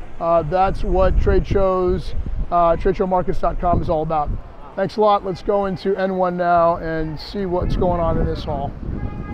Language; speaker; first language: English; native; English